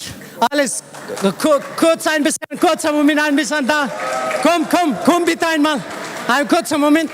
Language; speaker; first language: German; non-native, learner; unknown